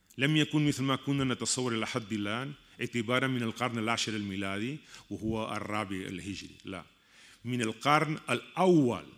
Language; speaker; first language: Arabic; non-native, fluent; Catalan